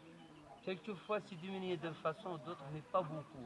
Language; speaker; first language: French; non-native, learner; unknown